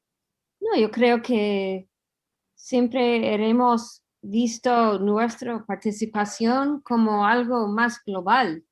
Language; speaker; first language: Spanish; non-native, fluent; English